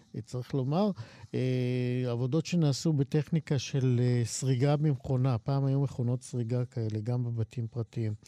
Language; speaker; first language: Hebrew; native; Hebrew